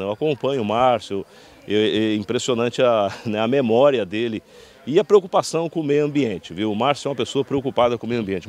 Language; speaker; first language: Portuguese; native; Portuguese